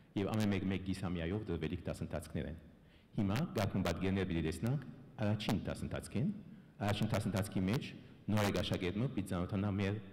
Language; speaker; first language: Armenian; early bilingual, heritage; Armenian